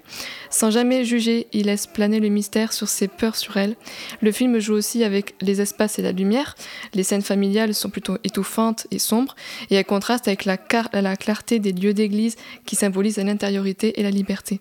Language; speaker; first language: French; native; French